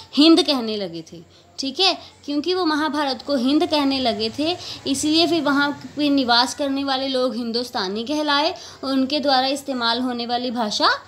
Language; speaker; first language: Hindi; native; Hindi